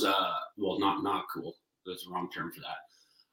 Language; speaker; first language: English; native; English